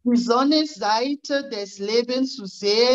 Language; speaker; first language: German; non-native, fluent; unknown